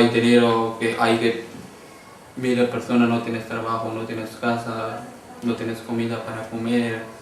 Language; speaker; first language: Spanish; non-native, learner; Punjabi